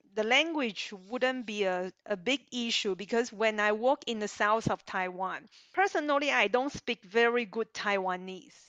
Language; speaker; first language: English; non-native, learner; Chinese